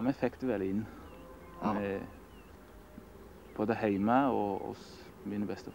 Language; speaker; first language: Norwegian; native; Norwegian